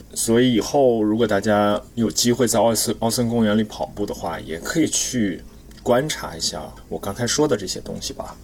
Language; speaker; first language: Chinese; native; Chinese